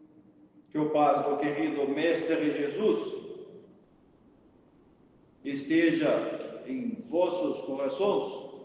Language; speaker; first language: Portuguese; non-native, fluent; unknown